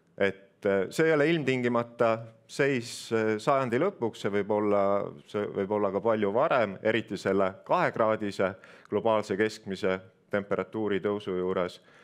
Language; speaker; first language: Estonian; native; Estonian